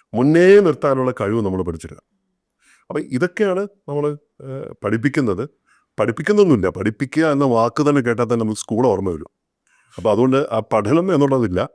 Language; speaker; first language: Malayalam; native; Malayalam